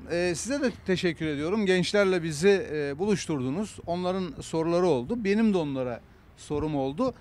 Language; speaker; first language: Turkish; native; Turkish